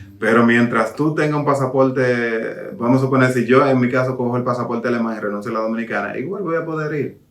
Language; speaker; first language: Spanish; native; Spanish